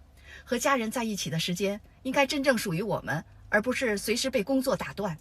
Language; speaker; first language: Chinese; native; Chinese